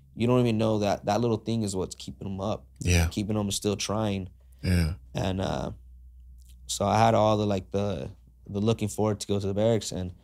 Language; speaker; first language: English; native; English